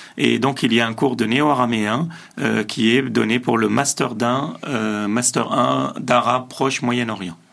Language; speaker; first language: French; early bilingual, other home language; Assyrian Neo-Aramaic